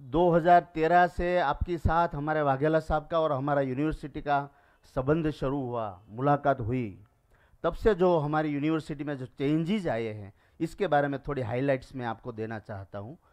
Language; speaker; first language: Hindi; non-native, local second language; Gujarati